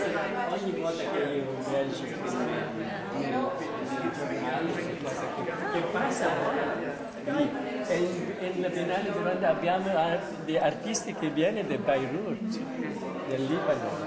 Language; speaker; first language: Italian; non-native, learner; English